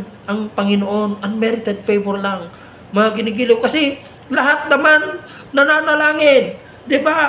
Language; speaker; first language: Filipino; native; Filipino